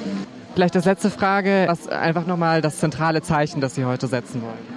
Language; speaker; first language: German; native; German